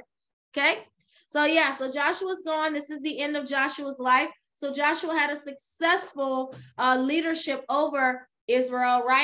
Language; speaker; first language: English; native; English